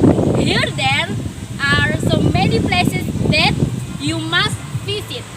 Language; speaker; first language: English; non-native, learner; Indonesian